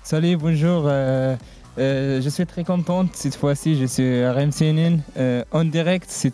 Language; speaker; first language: French; non-native, learner; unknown